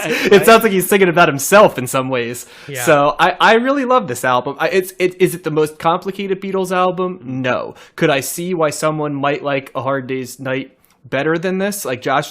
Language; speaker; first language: English; native; English